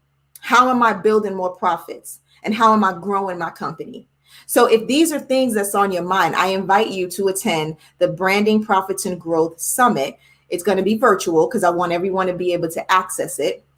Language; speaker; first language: English; native; English